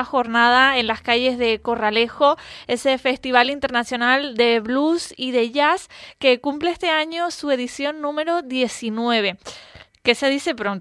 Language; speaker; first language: Spanish; native; Spanish